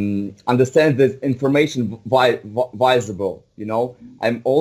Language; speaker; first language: English; non-native, fluent; Russian